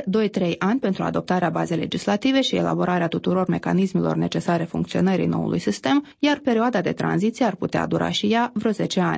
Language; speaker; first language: Romanian; native; Romanian